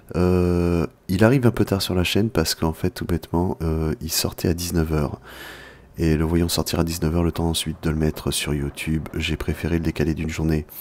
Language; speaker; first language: French; native; French